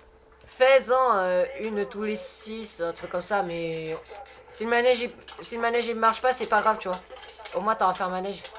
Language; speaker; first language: French; native; French